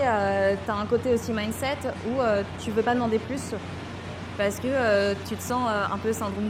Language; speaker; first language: French; native; French